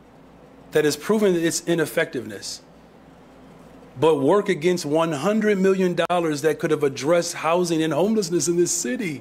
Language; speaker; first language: English; native; English